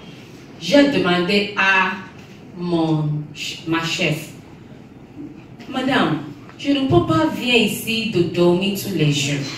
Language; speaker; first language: French; non-native, learner; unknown